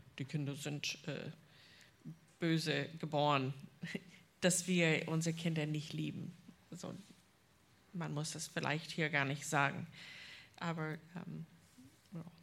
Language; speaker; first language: German; non-native, fluent; English